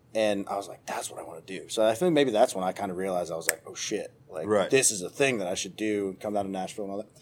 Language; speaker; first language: English; native; English